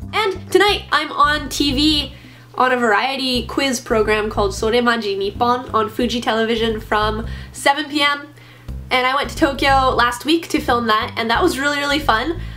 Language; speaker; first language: English; native; English